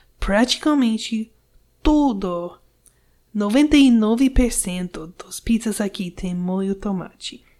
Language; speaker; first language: Portuguese; non-native, learner; English